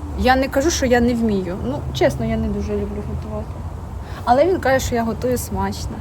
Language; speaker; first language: Ukrainian; non-native, local second language; Russian